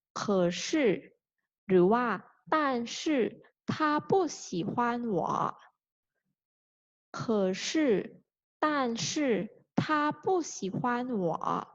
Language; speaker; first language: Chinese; non-native, fluent; Thai